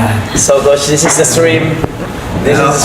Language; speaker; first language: English; non-native, fluent; Indonesian